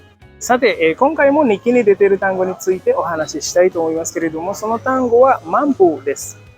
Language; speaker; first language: Japanese; non-native, fluent; Indonesian